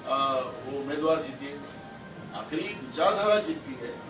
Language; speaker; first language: Hindi; non-native, local second language; Marathi